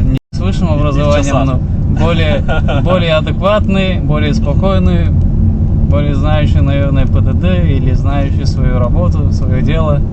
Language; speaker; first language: Russian; non-native, local second language; Kyrgyz